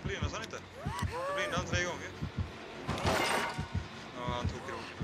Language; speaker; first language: Swedish; native; Swedish